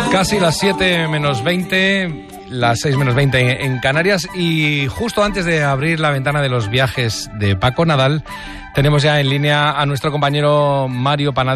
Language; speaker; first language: Spanish; native; Spanish